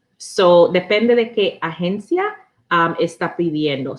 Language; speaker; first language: Spanish; non-native, learner; English